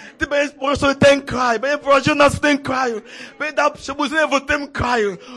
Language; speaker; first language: Polish; non-native, fluent; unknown